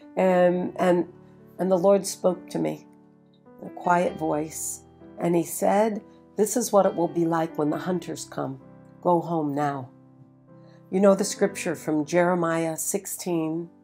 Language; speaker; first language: English; native; English